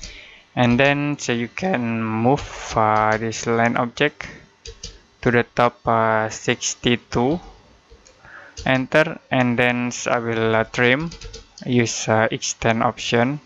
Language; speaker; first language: English; non-native, learner; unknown